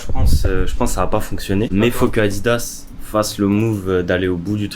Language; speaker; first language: French; native; French